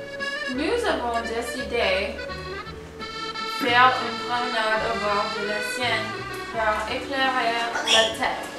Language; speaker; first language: French; non-native, learner; English